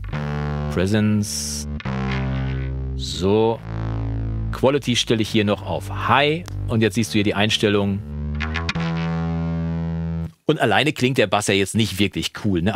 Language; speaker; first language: German; native; German